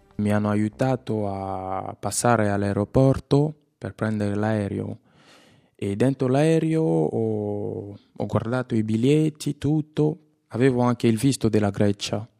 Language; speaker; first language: Italian; non-native, fluent; Lingala